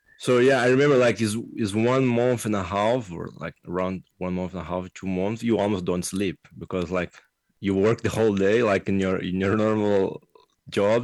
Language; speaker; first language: English; non-native, fluent; Portuguese